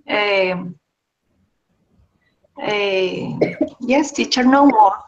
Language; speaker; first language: English; non-native, learner; Spanish